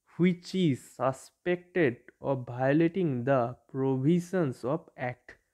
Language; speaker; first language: English; non-native, local second language; Bangla